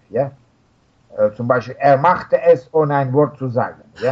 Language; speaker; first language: German; non-native, fluent; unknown